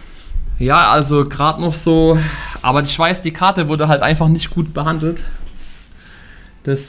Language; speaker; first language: German; native; German